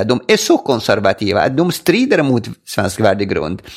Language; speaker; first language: Swedish; non-native, fluent; Arabic